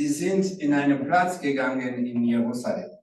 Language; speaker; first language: German; non-native, fluent; Rundi